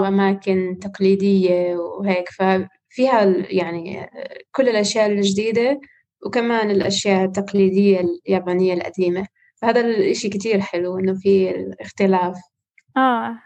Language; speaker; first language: Arabic; non-native, fluent; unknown